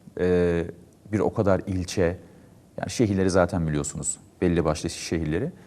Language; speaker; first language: Turkish; early bilingual, heritage; Turkish